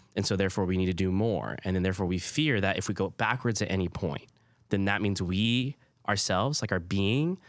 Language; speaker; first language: English; early bilingual, other home language; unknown